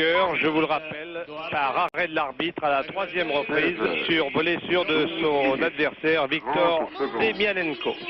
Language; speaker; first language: French; native; French